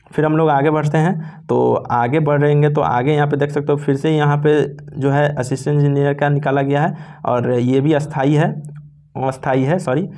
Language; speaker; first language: Hindi; native; Hindi